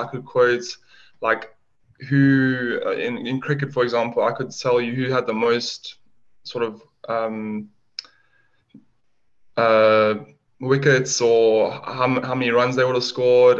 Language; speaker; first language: English; native; English